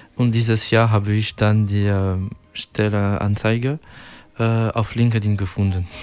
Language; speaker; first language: German; non-native, learner; French